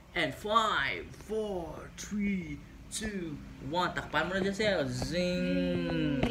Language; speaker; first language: Filipino; non-native, local second language; Cebuano